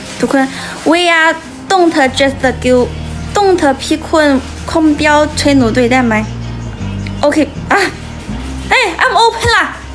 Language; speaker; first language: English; non-native, learner; Thai